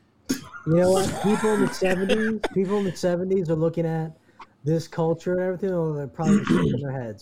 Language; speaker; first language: English; native; English